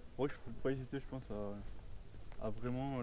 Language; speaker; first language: French; native; French